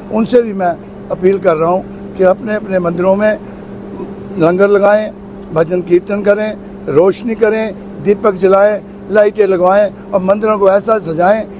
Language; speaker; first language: Hindi; non-native, local second language; Punjabi